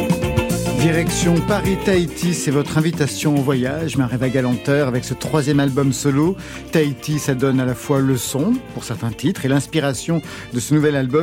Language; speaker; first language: French; native; French